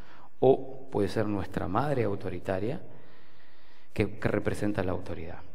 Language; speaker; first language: Spanish; native; Spanish